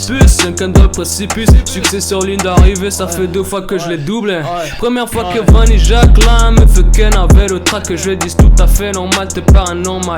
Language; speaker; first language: French; native; French